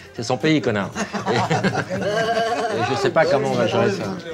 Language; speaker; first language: French; native; French